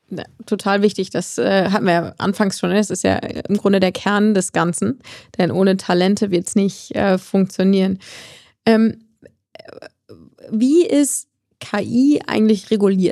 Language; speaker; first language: German; native; German